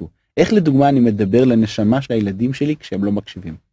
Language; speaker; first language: Hebrew; non-native, fluent; English